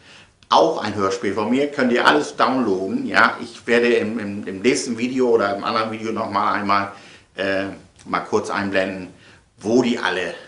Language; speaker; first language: German; native; German